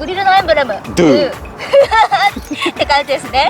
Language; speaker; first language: Japanese; native; Japanese